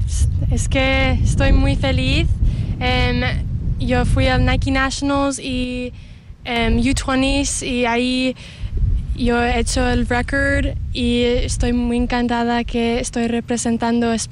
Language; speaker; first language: Spanish; early bilingual, heritage; English